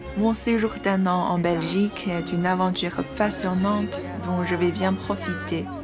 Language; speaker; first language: French; non-native, fluent; Chinese